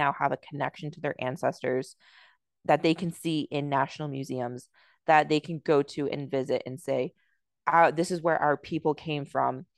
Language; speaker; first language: English; native; English